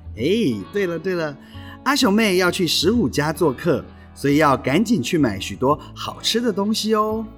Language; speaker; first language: Chinese; non-native, local second language; Hakka Chinese